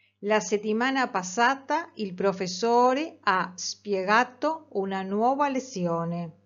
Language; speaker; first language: Italian; non-native, fluent; Spanish